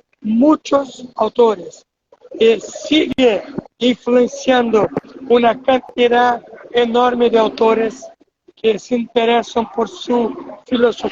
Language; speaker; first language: Spanish; non-native, fluent; Portuguese